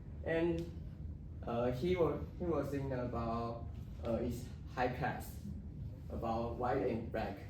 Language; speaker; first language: English; non-native, learner; Chinese